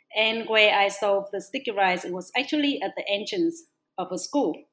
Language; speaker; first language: English; non-native, fluent; Vietnamese